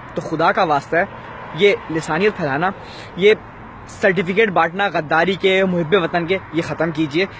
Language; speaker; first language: Urdu; native; Urdu